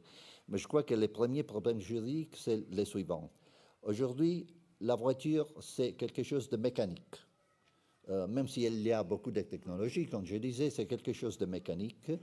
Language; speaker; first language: French; non-native, fluent; Italian